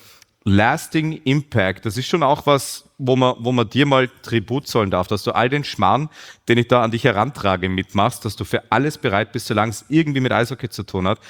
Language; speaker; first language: German; native; German